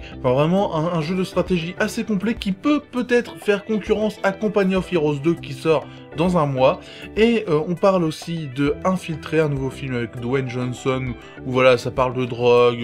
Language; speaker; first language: French; native; French